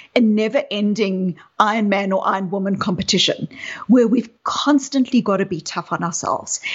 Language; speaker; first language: English; native; English